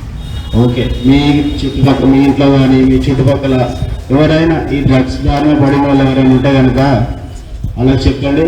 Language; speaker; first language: Telugu; native; Telugu